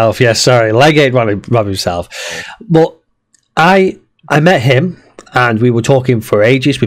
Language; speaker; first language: English; native; English